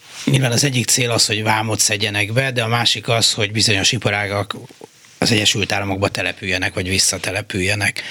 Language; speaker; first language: Hungarian; native; Hungarian